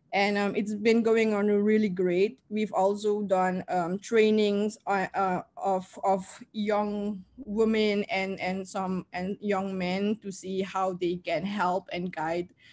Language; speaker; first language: English; non-native, fluent; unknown